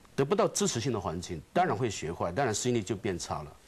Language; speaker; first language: Chinese; native; Chinese